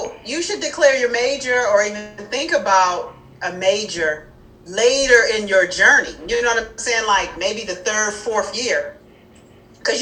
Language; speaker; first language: English; native; English